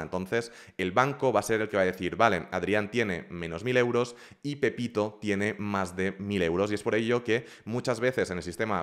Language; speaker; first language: Spanish; native; Spanish